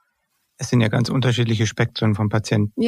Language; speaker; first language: German; native; German